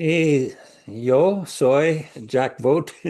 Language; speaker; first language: Spanish; non-native, learner; English